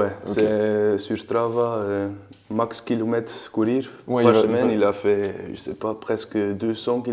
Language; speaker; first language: French; non-native, learner; Dutch